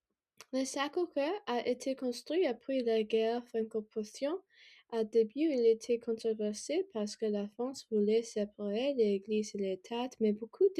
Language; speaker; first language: French; non-native, learner; English